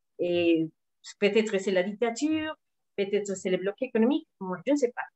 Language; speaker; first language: French; non-native, learner; Spanish